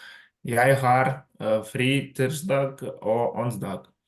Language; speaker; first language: Norwegian; non-native, learner; Lithuanian